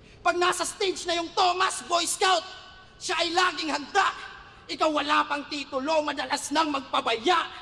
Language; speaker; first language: Filipino; native; Filipino